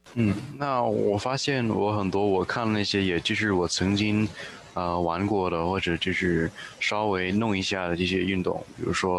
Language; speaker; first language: Chinese; early bilingual, heritage; Chinese